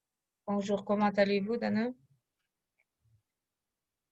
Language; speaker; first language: French; non-native, fluent; Kazakh